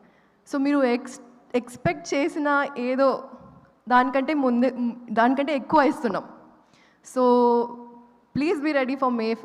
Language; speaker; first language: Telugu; non-native, local second language; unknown